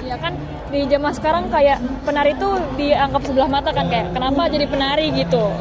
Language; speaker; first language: Indonesian; native; Indonesian